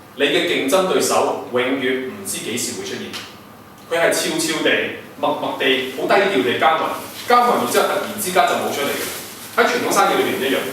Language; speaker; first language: Cantonese; early bilingual, heritage; Cantonese